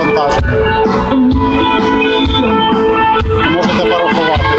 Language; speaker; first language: Ukrainian; native; Ukrainian